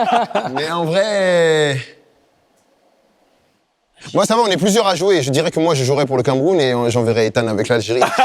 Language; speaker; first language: French; native; French